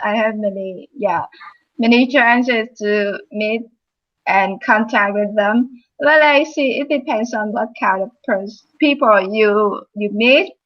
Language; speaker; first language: English; non-native, fluent; Vietnamese